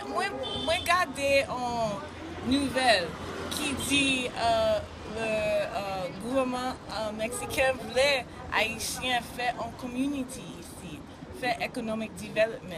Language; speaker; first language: Haitian Creole; early bilingual, heritage; English